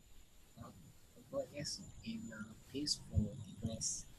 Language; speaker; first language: English; non-native, learner; Vietnamese